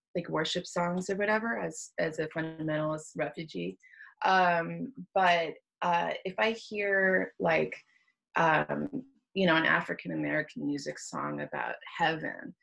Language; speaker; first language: English; native; English